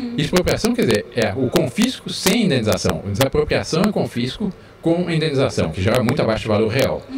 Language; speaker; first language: Portuguese; early bilingual, other home language; French